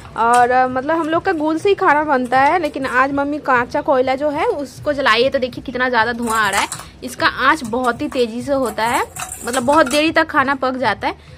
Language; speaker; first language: Hindi; non-native, local second language; Bangla